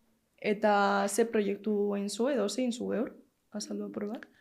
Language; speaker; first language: Basque; native; Basque